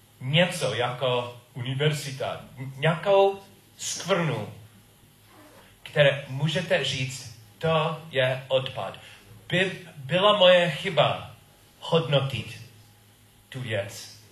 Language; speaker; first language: Czech; non-native, learner; English